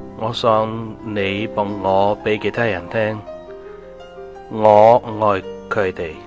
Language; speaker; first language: Cantonese; non-native, learner; Spanish